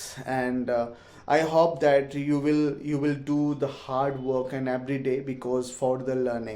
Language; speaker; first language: English; non-native, learner; Hindi